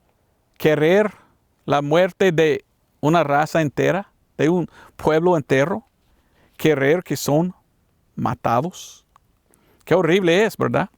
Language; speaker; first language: Spanish; non-native, learner; English